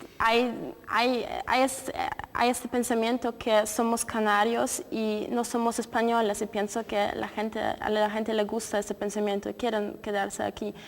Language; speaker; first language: Spanish; non-native, fluent; Polish